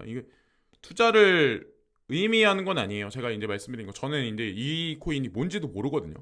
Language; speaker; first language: Korean; native; Korean